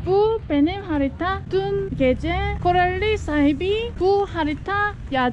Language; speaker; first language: Turkish; non-native, learner; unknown